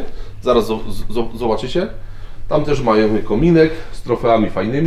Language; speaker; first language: Polish; native; Polish